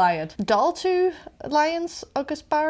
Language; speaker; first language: Irish; non-native, local second language; English